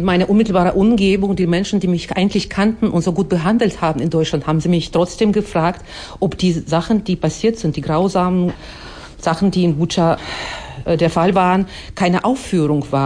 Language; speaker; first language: German; non-native, fluent; Ukrainian